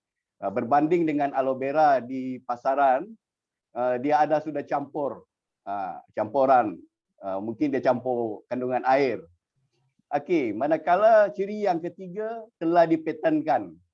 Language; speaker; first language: Malay; native; Malay